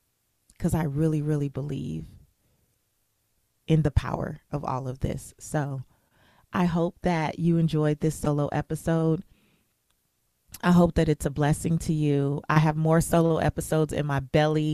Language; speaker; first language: English; native; English